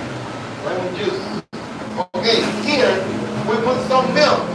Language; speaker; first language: English; non-native, learner; Spanish